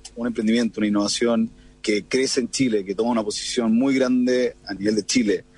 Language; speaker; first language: Spanish; native; Spanish